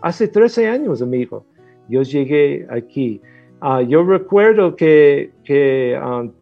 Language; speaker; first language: Spanish; non-native, fluent; English